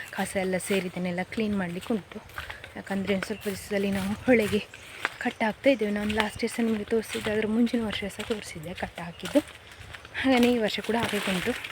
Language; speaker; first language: Kannada; non-native, local second language; Konkani